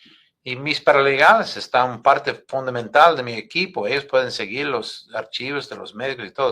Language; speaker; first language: Spanish; non-native, fluent; English